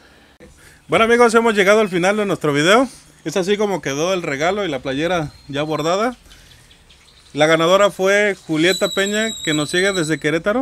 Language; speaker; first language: Spanish; native; Spanish